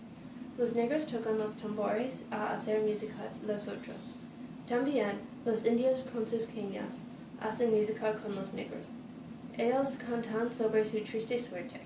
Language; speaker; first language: Spanish; non-native, learner; English